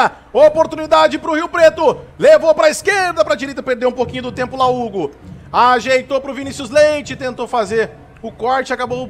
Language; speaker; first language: Portuguese; native; Portuguese